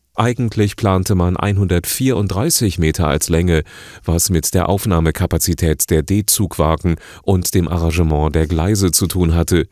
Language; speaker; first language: German; native; German